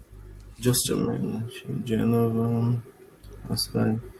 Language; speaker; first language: English; non-native, learner; Portuguese